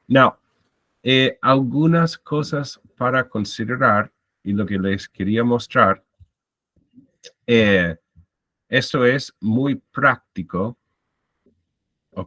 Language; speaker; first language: Spanish; non-native, fluent; English